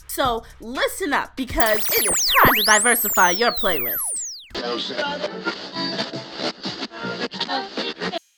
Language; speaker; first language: English; native; English